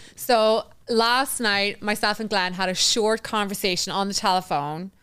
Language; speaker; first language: English; native; English